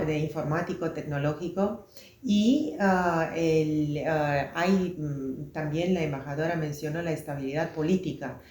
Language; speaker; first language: Spanish; non-native, fluent; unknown